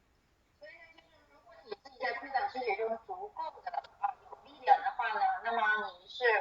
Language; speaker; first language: Chinese; native; Chinese